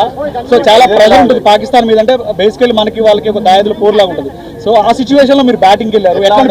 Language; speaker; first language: Telugu; native; Telugu